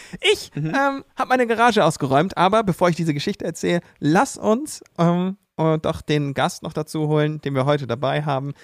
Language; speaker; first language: German; native; German